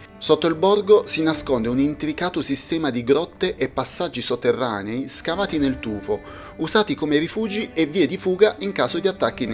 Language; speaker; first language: Italian; native; Italian